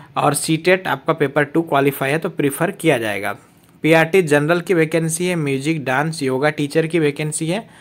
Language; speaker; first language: Hindi; native; Hindi